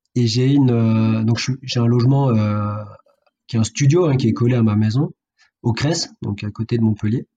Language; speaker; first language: French; native; French